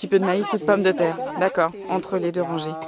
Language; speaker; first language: French; native; French